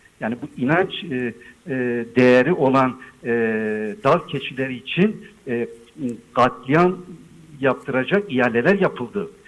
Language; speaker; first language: Turkish; non-native, local second language; Zaza